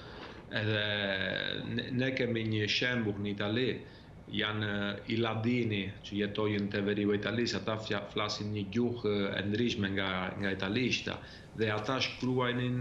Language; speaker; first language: Albanian; early bilingual, heritage; Albanian